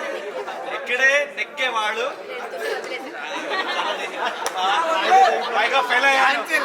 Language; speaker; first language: Telugu; non-native, learner; Hindi